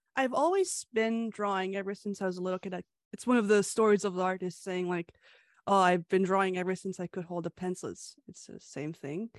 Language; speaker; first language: English; early bilingual, other home language; Hungarian